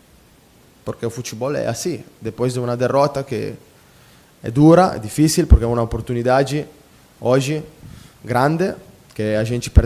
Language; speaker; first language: Portuguese; non-native, fluent; Italian